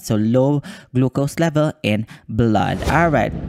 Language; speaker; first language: English; non-native, local second language; Filipino